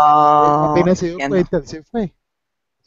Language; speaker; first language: Spanish; native; Spanish